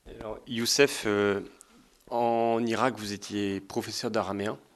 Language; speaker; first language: French; native; French